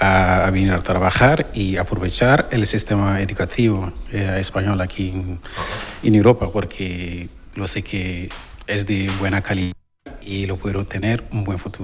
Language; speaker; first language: Spanish; non-native, fluent; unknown